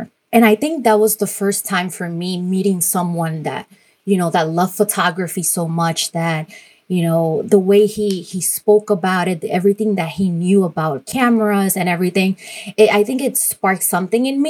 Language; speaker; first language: English; non-native, fluent; Spanish